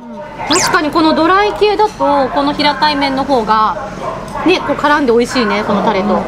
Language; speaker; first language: Japanese; native; Japanese